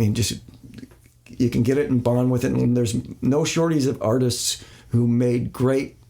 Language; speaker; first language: English; native; English